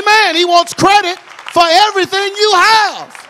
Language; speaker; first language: English; native; English